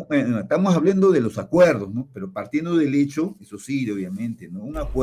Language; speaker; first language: Spanish; native; Spanish